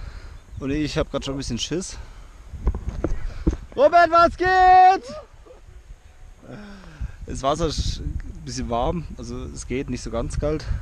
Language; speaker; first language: German; native; German